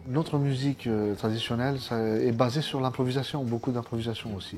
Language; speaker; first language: French; non-native, fluent; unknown